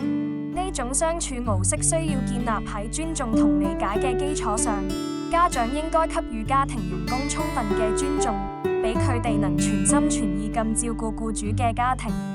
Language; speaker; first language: Cantonese; native; Cantonese